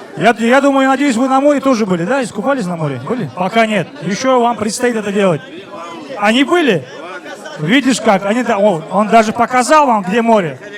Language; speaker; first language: Russian; non-native, local second language; Lezghian